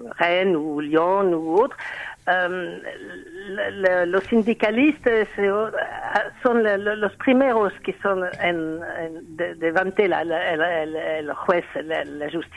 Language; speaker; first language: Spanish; non-native, learner; French